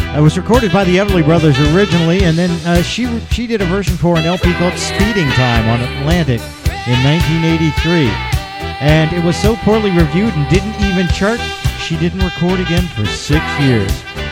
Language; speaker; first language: English; native; English